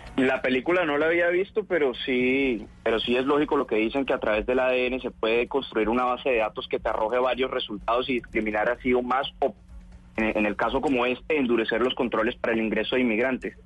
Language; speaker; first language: Spanish; native; Spanish